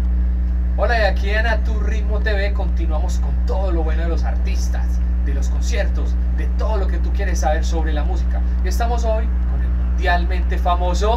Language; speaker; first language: Spanish; native; Spanish